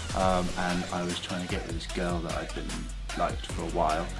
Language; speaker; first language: English; native; English